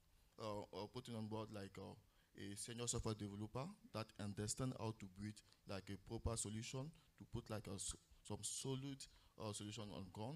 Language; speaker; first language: English; non-native, local second language; French